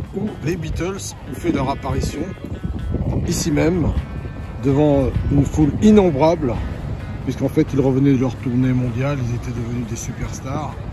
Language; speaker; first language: French; native; French